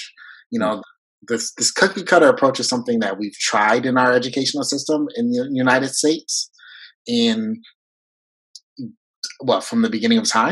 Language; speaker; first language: English; early bilingual, other home language; French